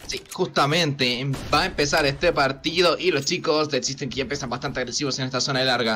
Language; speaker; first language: Spanish; native; Spanish